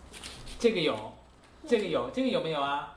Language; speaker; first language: Chinese; native; Chinese